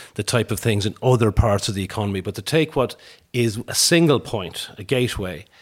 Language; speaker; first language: English; native; English